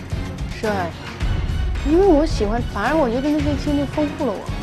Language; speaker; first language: Chinese; non-native, local second language; Tibetan